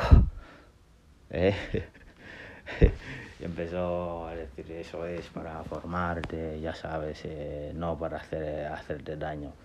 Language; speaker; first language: Spanish; non-native, fluent; Wolof